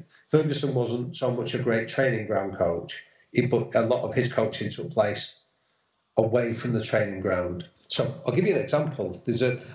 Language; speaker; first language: English; native; English